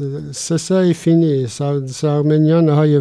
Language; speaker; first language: French; non-native, learner; Armenian